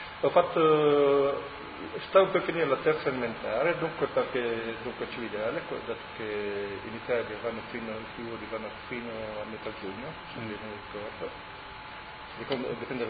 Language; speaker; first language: Italian; early bilingual, heritage; Italian